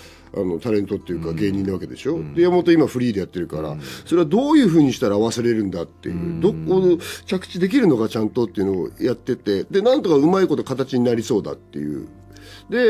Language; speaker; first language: Japanese; native; Japanese